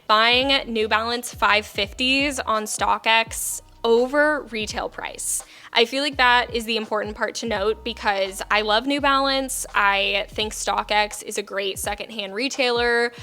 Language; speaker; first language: English; native; English